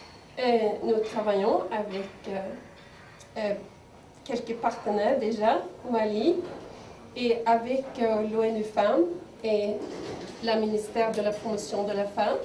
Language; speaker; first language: French; non-native, fluent; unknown